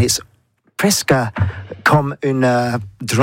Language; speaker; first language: French; non-native, learner; English